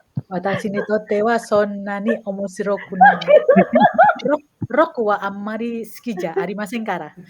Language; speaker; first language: Japanese; non-native, fluent; Indonesian